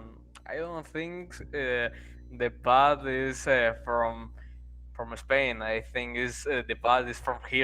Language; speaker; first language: English; non-native, learner; Spanish